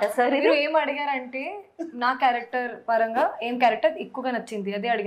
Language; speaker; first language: Telugu; non-native, fluent; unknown